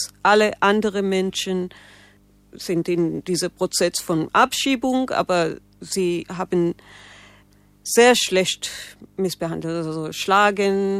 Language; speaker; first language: German; non-native, learner; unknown